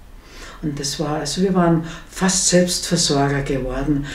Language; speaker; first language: German; native; German